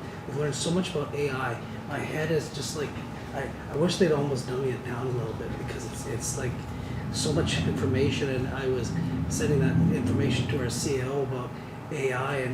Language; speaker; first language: English; native; English